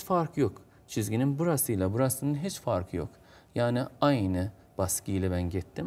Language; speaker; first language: Turkish; non-native, fluent; Azerbaijani